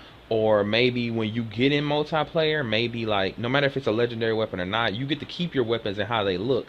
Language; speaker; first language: English; native; English